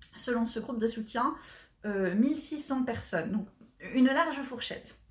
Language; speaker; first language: French; native; French